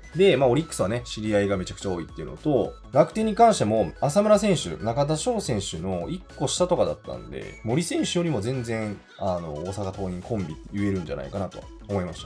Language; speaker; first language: Japanese; native; Japanese